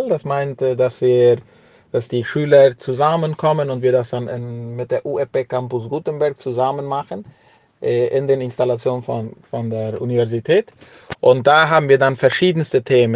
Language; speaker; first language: German; early bilingual, heritage; German